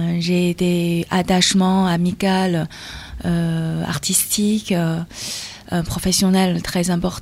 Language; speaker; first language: French; non-native, fluent; Chinese